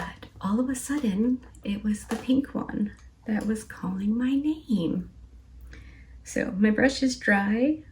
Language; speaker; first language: English; native; English